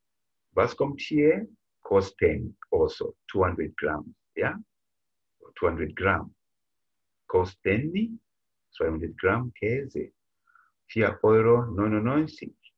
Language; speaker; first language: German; non-native, fluent; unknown